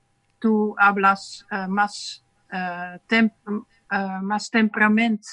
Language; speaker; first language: Spanish; non-native, learner; Dutch